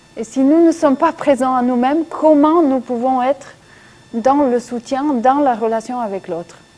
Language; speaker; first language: French; non-native, fluent; Italian